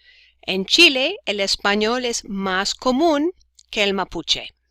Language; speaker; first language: Spanish; non-native, fluent; English